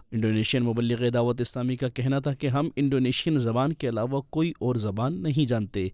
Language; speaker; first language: Urdu; native; Urdu